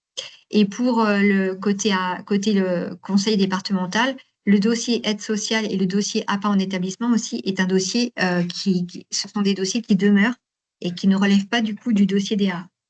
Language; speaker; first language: French; native; French